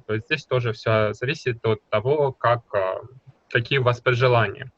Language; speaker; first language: Russian; native; Russian